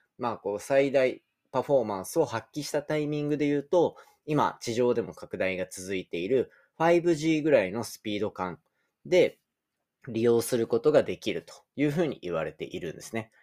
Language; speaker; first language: Japanese; native; Japanese